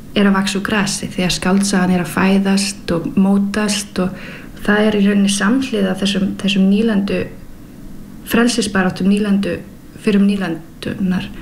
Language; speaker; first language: Icelandic; early bilingual, heritage; Icelandic